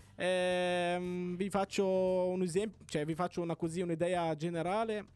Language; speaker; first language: Italian; non-native, fluent; Arabic